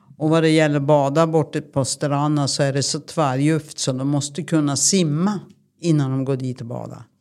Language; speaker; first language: Swedish; native; Swedish